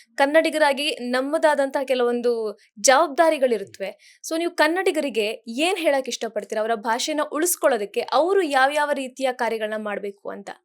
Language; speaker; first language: Kannada; native; Kannada